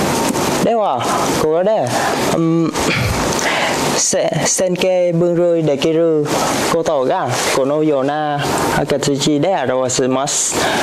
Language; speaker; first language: Japanese; non-native, learner; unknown